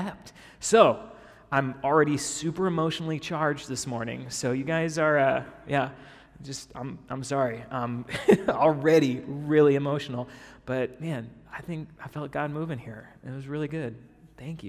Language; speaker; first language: English; native; English